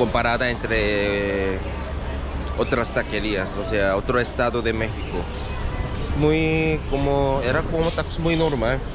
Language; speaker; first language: Spanish; non-native, learner; Korean